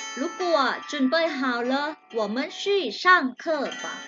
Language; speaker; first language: Chinese; non-native, fluent; Thai